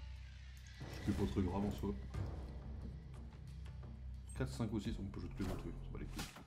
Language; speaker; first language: French; native; French